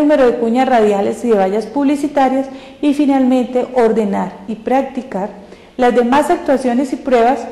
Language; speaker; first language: Spanish; native; Spanish